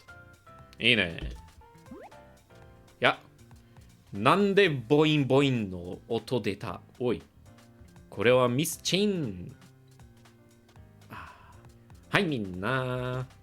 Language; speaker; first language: Japanese; non-native, learner; English